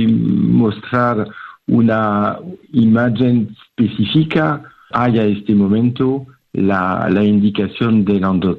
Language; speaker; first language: Spanish; non-native, fluent; French